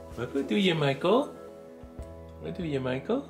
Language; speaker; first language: Dutch; native; Dutch